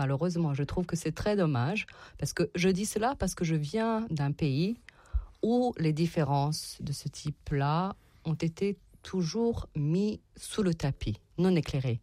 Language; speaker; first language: French; non-native, fluent; Serbian